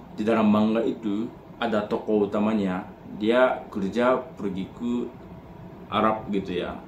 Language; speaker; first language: Indonesian; non-native, fluent; Japanese